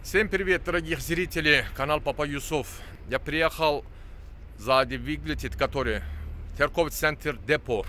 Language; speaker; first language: Russian; non-native, learner; Turkish